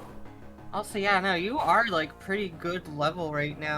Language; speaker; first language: English; native; English